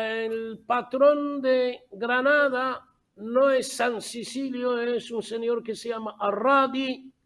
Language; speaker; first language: Spanish; non-native, fluent; Arabic